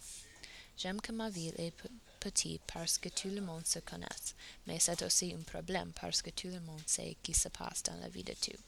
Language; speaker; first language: French; non-native, learner; English